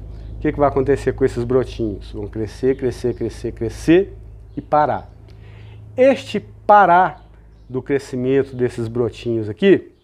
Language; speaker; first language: Portuguese; native; Portuguese